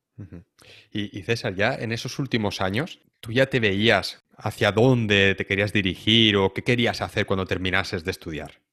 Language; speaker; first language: Spanish; native; Spanish